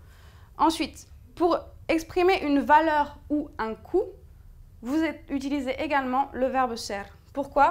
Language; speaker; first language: French; native; French